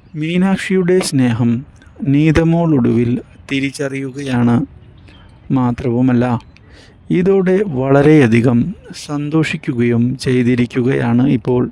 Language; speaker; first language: Malayalam; native; Malayalam